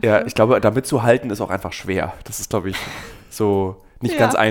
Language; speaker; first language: German; native; German